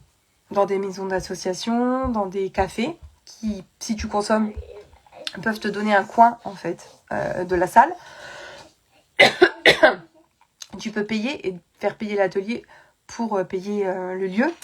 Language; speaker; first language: French; native; French